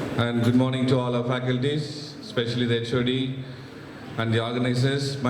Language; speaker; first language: English; non-native, local second language; Tamil